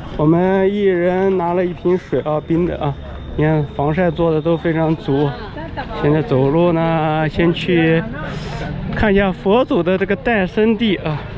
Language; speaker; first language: Chinese; native; Chinese